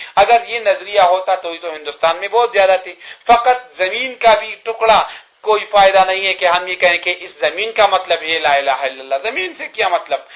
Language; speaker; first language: Urdu; non-native, local second language; Pashto